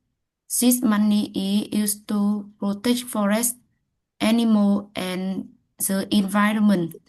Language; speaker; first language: English; non-native, learner; Vietnamese